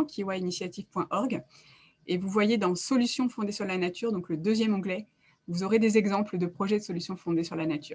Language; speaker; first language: French; native; French